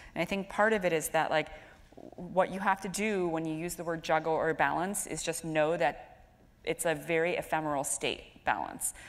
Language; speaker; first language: English; native; English